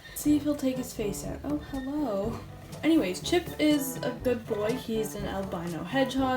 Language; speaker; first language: English; native; English